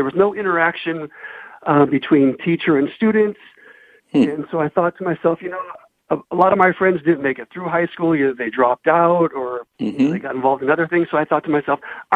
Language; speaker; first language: English; native; English